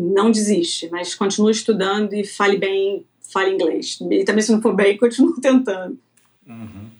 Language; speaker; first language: Portuguese; native; Portuguese